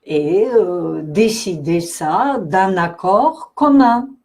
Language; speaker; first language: French; non-native, fluent; Russian